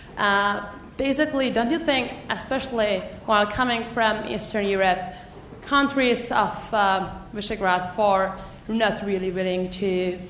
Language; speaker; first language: English; non-native, fluent; Czech